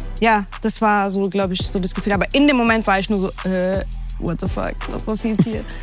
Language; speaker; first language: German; early bilingual, other home language; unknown